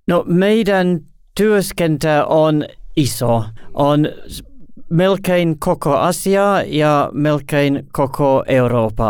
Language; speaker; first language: Finnish; non-native, learner; English